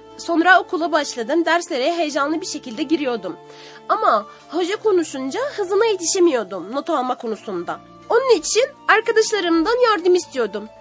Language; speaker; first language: Turkish; non-native, fluent; Arabic